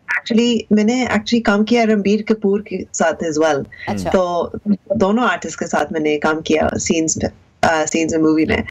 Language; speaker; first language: Hindi; early bilingual, heritage; Hindi